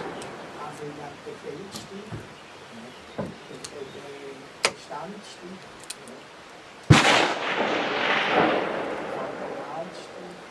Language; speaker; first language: German; native; German